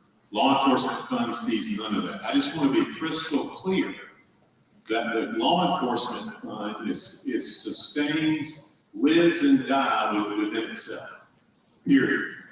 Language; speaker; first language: English; native; English